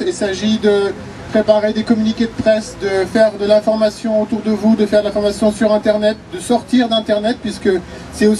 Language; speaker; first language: French; native; French